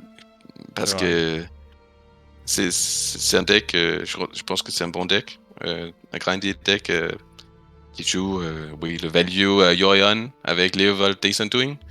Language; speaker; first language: French; non-native, fluent; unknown